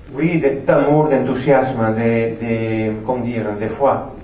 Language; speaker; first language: French; non-native, fluent; Spanish